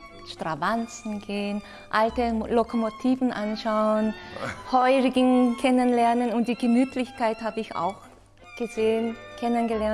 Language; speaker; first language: German; non-native, fluent; Korean